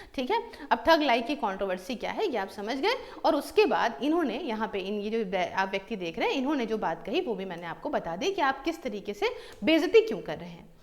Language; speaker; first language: Hindi; native; Hindi